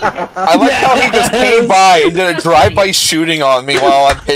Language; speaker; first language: English; native; English